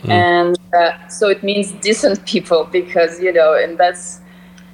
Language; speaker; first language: English; non-native, fluent; Russian